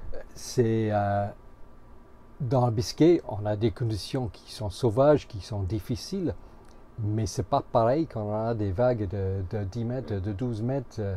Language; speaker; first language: French; non-native, fluent; English